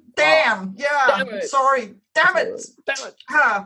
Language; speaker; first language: English; non-native, fluent; Danish